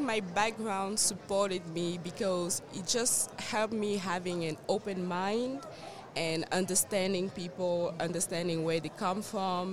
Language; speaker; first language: English; non-native, local second language; French